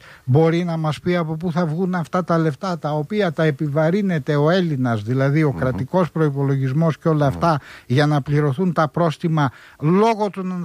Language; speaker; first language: Greek; native; Greek